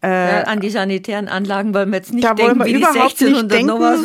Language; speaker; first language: German; native; German